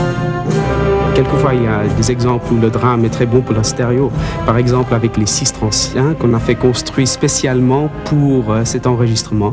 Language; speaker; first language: French; non-native, fluent; English